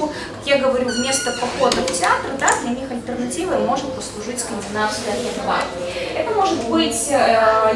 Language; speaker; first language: Russian; native; Russian